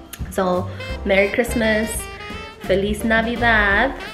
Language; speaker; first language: English; early bilingual, other home language; Spanish